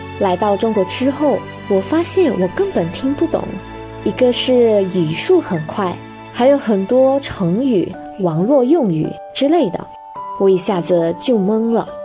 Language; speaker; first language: Chinese; early bilingual, heritage; Indonesian